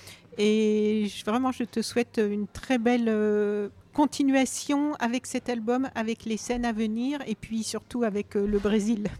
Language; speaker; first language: French; native; French